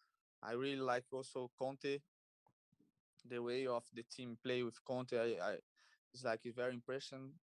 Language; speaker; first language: English; non-native, learner; Portuguese